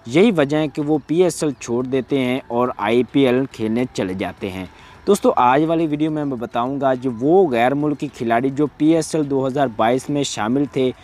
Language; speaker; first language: Urdu; native; Urdu